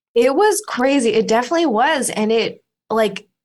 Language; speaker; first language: English; native; English